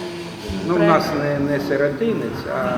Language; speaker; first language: Ukrainian; native; Ukrainian